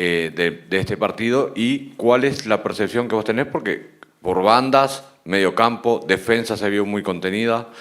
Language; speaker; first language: Spanish; native; Spanish